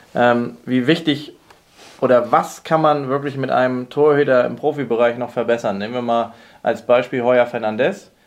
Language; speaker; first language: German; native; German